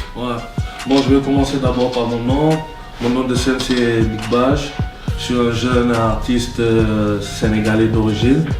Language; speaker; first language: French; non-native, local second language; Wolof